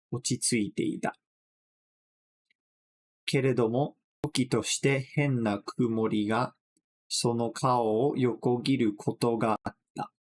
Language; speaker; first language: Japanese; non-native, fluent; English